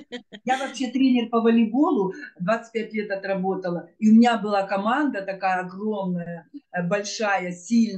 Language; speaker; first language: Russian; native; Russian